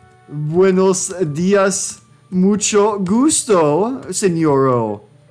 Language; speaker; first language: Spanish; non-native, learner; English